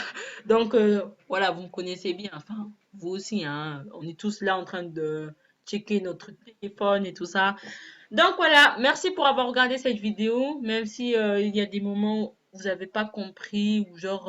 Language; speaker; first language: French; native; French